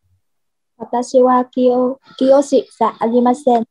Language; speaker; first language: Japanese; non-native, learner; Vietnamese